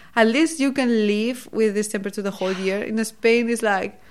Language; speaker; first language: English; non-native, fluent; Spanish